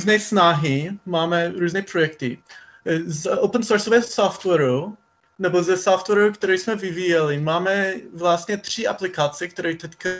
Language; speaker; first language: Czech; non-native, fluent; English